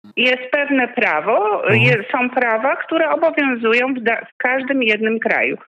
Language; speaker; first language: Polish; native; Polish